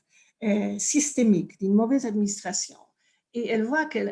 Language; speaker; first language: French; non-native, fluent; Polish